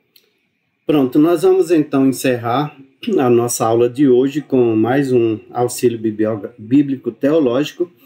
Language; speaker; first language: Portuguese; native; Portuguese